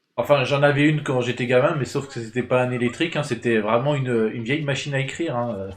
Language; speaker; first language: French; native; French